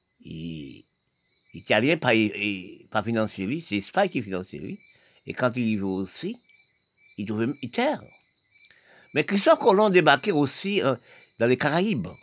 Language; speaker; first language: French; non-native, local second language; Haitian Creole